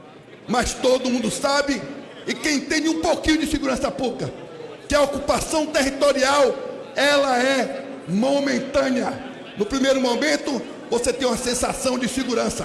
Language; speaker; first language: Portuguese; native; Portuguese